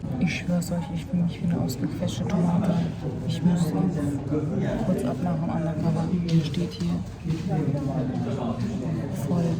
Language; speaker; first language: German; early bilingual, other home language; Turkish